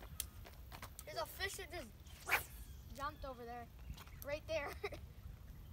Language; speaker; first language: English; native; English